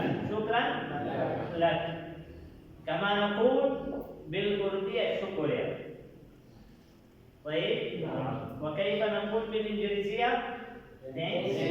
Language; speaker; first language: Arabic; non-native, fluent; Pashto